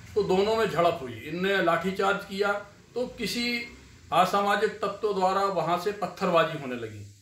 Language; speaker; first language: Hindi; native; Hindi